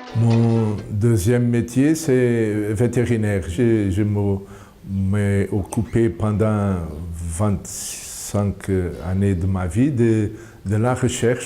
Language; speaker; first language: French; non-native, fluent; Portuguese